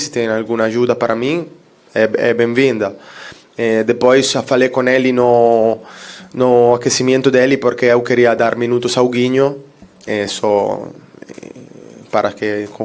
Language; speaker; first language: Portuguese; non-native, fluent; Italian